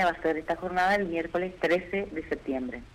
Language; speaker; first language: Spanish; native; Spanish